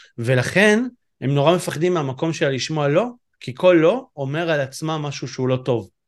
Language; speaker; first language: Hebrew; native; Hebrew